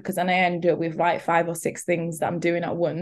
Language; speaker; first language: English; native; English